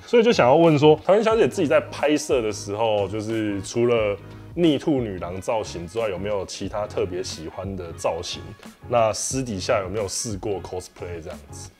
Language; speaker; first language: Chinese; native; Chinese